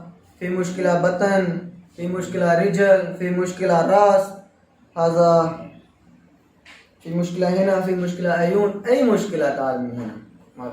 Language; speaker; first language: Arabic; non-native, learner; Urdu